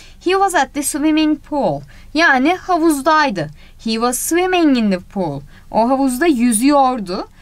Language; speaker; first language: English; non-native, fluent; Turkish